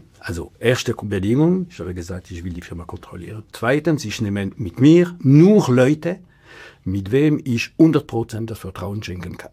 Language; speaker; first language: German; non-native, local second language; French